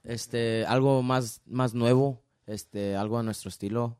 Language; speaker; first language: Spanish; early bilingual, other home language; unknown